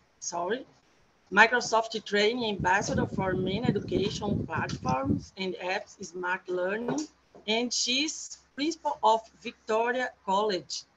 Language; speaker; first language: English; non-native, learner; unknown